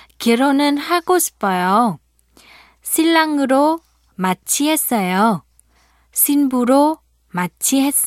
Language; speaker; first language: Korean; non-native, fluent; Vietnamese